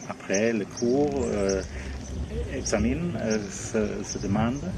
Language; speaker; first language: French; non-native, learner; German